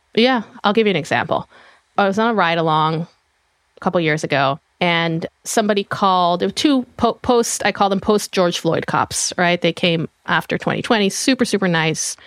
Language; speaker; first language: English; non-native, fluent; Hebrew